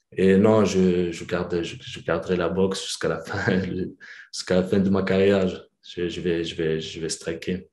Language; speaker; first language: French; early bilingual, other home language; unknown